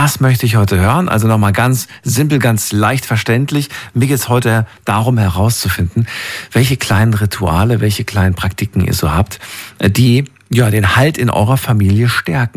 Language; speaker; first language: German; native; German